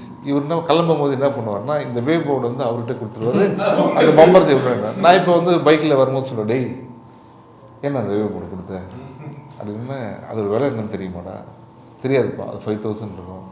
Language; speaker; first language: Tamil; native; Tamil